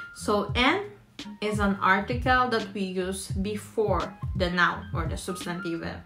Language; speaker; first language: English; non-native, local second language; Filipino